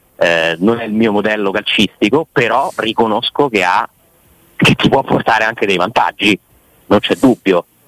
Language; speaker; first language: Italian; native; Italian